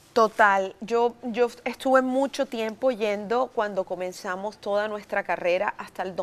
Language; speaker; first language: Spanish; native; Spanish